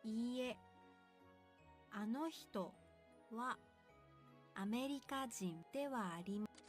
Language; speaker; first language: Japanese; non-native, learner; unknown